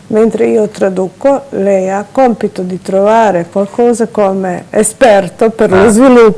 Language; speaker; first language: Italian; non-native, fluent; Serbian